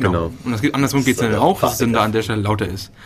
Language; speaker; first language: German; native; German